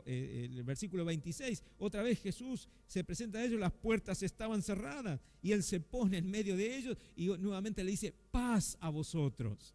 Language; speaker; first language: Spanish; native; Spanish